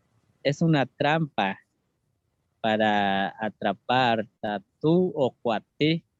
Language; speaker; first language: Spanish; non-native, local second language; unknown